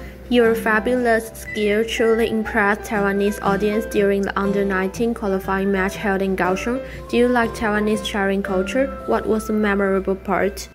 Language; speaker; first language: English; non-native, fluent; Chinese